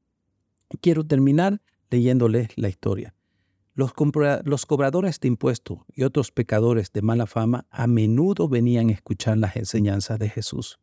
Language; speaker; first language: Spanish; native; Spanish